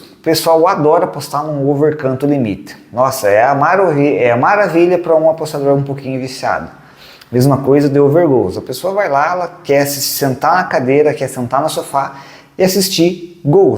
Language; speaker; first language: Portuguese; native; Portuguese